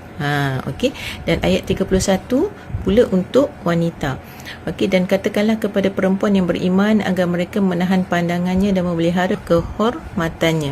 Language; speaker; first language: Malay; native; Malay